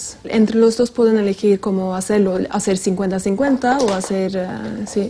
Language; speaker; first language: Spanish; non-native, fluent; Norwegian